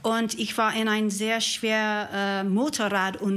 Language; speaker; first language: German; non-native, learner; English